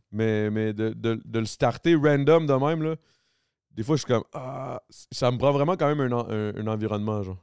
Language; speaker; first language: French; native; French